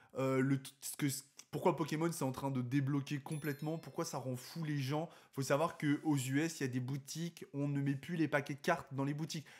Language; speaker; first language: French; native; French